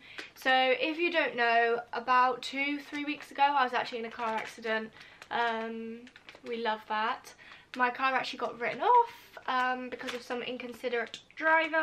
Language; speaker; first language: English; native; English